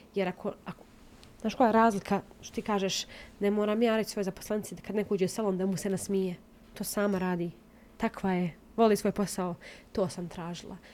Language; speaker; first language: Bosnian; native; Bosnian